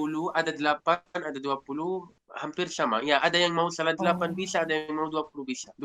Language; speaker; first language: Indonesian; non-native, fluent; Arabic